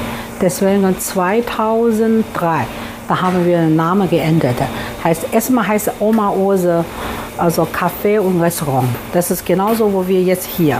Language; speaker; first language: German; non-native, fluent; Chinese